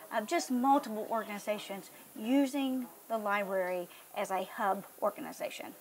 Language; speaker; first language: English; native; English